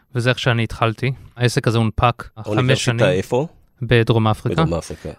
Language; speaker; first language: Hebrew; early bilingual, heritage; Hebrew